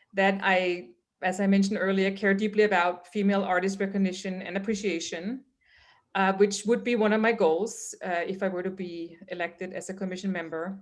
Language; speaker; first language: English; non-native, fluent; Danish